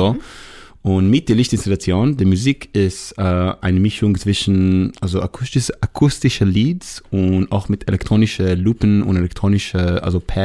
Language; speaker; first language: German; non-native, learner; Hebrew